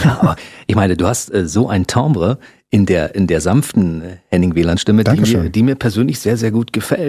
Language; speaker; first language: German; native; German